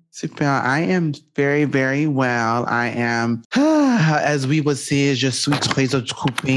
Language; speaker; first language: English; native; English